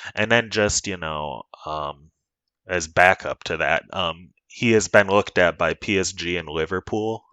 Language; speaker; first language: English; native; English